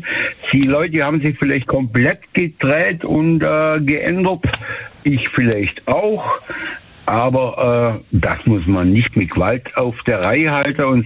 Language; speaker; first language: German; native; German